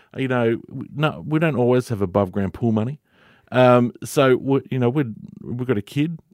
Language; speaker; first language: English; native; English